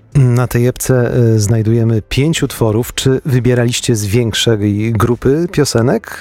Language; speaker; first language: Polish; native; Polish